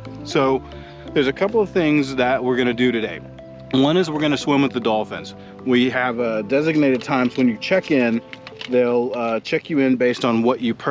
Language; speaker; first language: English; native; English